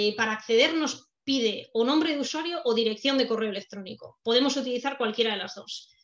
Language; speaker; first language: Spanish; native; Spanish